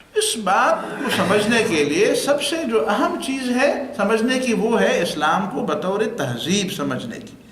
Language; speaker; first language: Urdu; non-native, local second language; Pashto